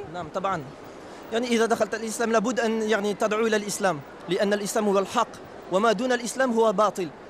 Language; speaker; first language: Arabic; non-native, fluent; Italian